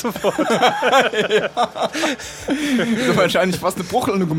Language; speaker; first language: German; native; German